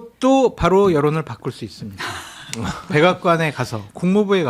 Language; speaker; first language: Korean; native; Korean